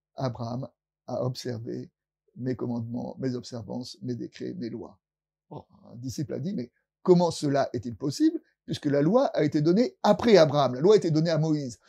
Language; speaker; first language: French; native; French